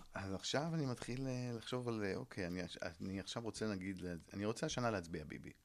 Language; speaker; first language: Hebrew; native; Hebrew